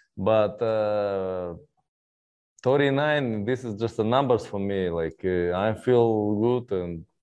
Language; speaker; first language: English; non-native, learner; Russian